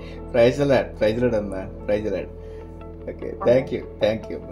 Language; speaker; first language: Telugu; native; Telugu